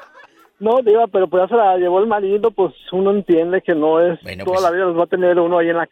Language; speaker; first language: Spanish; native; Spanish